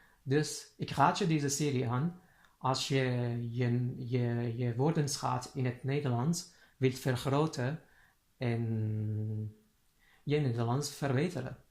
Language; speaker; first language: Dutch; non-native, fluent; Persian